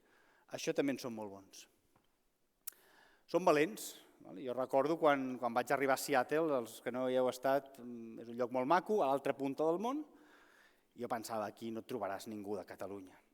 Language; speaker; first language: Catalan; native; Catalan